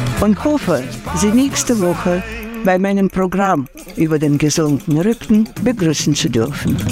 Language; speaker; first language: German; non-native, fluent; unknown